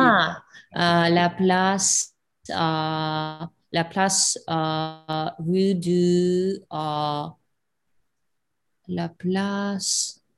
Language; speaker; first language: French; non-native, learner; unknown